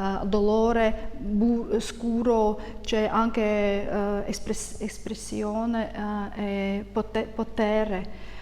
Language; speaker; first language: Italian; non-native, learner; Latvian